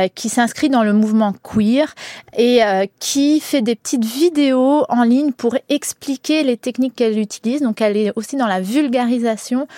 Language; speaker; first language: French; early bilingual, heritage; Spanish